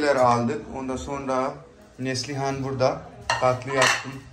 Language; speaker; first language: Turkish; non-native, learner; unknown